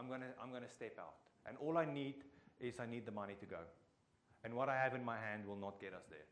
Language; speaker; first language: English; non-native, local second language; Afrikaans